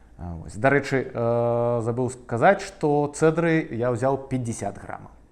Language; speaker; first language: Belarusian; non-native, local second language; Russian